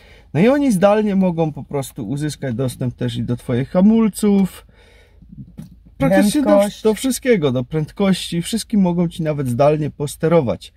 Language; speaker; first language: Polish; native; Polish